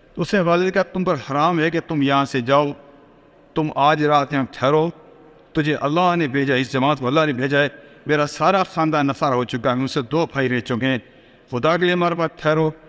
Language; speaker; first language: Urdu; non-native, local second language; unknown